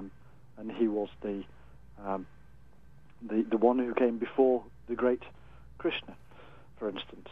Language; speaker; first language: English; native; English